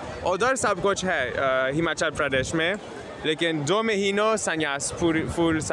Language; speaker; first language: Hindi; non-native, learner; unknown